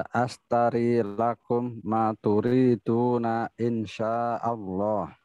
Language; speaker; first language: Arabic; non-native, learner; Indonesian